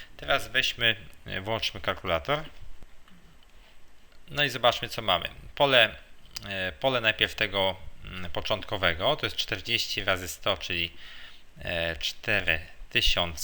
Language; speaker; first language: Polish; native; Polish